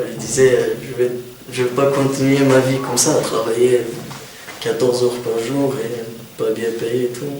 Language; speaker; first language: French; non-native, fluent; Kurdish